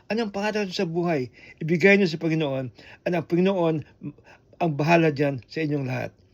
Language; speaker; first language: Filipino; non-native, local second language; Hiligaynon